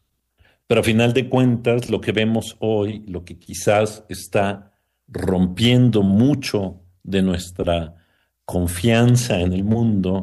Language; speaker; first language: Spanish; native; Spanish